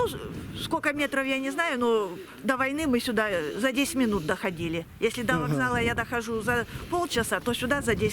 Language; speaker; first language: Russian; native; Russian